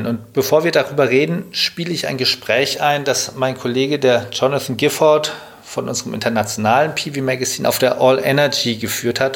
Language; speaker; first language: German; native; German